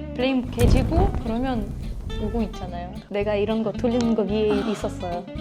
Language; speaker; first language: Korean; non-native, fluent; Ukrainian